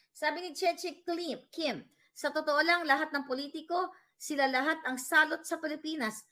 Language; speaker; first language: Filipino; non-native, local second language; Cebuano